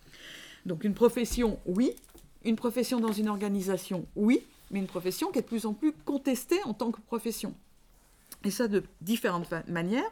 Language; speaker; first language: French; native; French